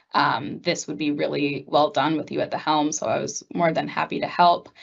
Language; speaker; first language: English; native; English